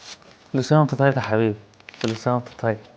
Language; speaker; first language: Arabic; native; Arabic